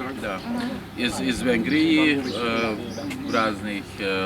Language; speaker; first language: Russian; non-native, learner; Hungarian